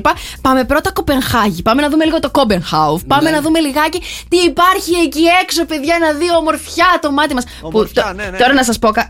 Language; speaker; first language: Greek; native; Greek